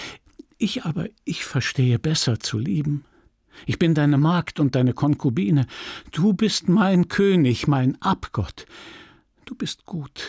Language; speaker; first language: German; native; German